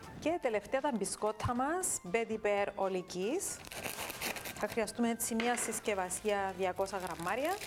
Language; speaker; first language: Greek; native; Greek